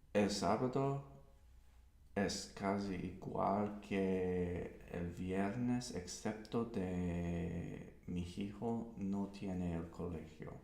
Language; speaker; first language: Spanish; non-native, learner; English